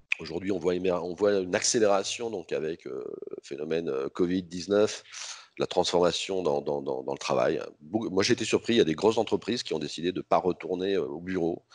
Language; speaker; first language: French; native; French